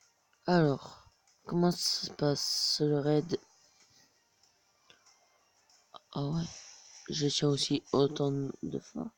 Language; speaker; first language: French; native; French